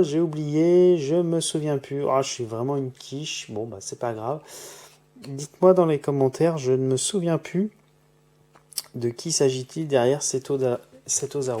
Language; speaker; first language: French; native; French